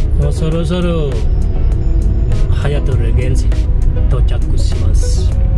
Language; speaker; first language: Japanese; non-native, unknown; Balinese